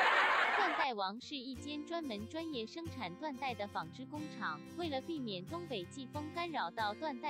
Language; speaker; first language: Chinese; native; Chinese